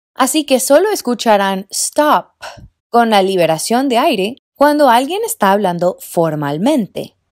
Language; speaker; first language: Spanish; non-native, fluent; English